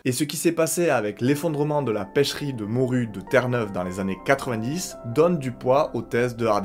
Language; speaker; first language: French; native; French